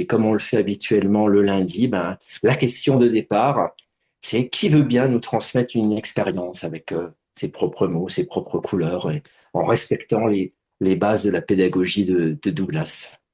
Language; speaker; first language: French; native; French